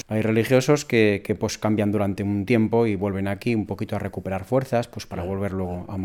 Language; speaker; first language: Spanish; native; Spanish